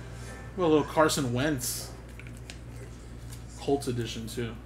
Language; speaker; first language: English; native; English